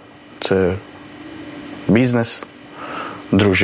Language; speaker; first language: Ukrainian; non-native, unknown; Persian